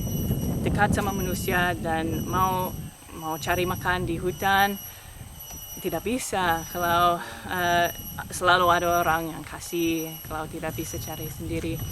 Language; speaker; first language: Indonesian; non-native, fluent; English